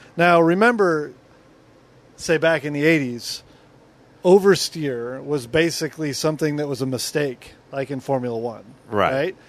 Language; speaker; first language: English; native; English